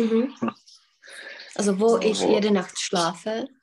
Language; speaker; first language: German; non-native, fluent; Czech